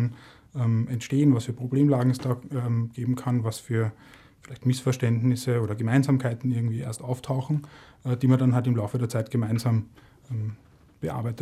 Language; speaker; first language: German; native; German